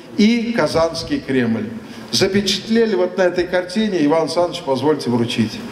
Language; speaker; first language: Russian; non-native, local second language; Tatar